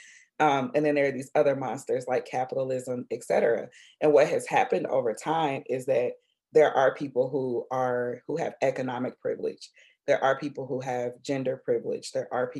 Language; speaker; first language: English; native; English